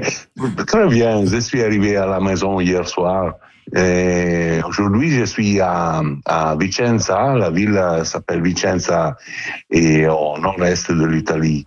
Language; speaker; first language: French; non-native, learner; Italian